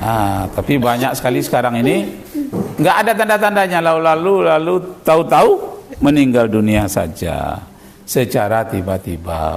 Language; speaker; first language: Indonesian; native; Indonesian